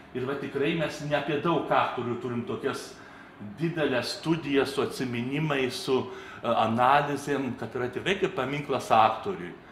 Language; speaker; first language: Lithuanian; native; Lithuanian